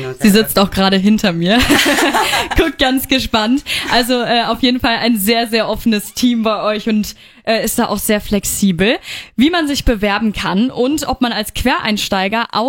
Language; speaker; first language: German; native; German